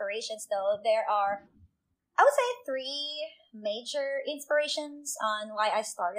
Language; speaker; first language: English; non-native, local second language; Filipino